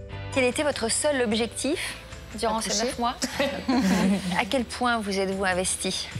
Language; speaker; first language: French; native; French